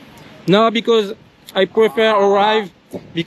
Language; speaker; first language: English; non-native, learner; French